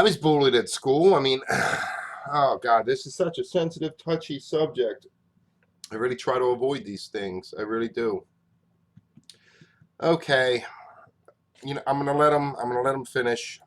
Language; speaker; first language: English; native; English